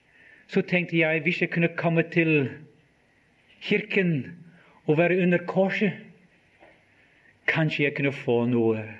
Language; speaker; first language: Swedish; non-native, learner; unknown